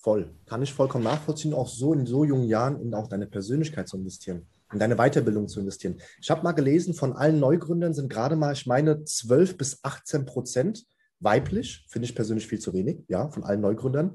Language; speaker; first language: German; native; German